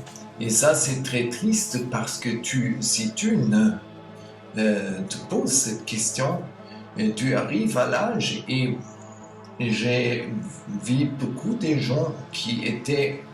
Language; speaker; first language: French; non-native, learner; German